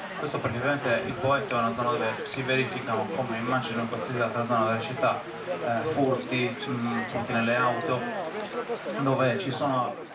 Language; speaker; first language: Italian; native; Italian